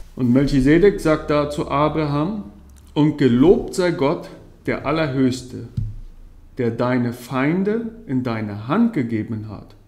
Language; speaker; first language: German; early bilingual, heritage; German